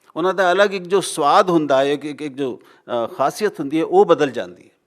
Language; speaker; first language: Punjabi; non-native, local second language; Hindi